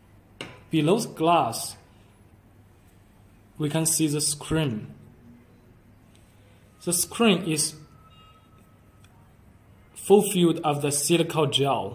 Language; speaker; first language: English; non-native, learner; Chinese